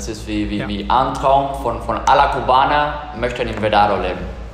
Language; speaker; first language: German; non-native, fluent; Spanish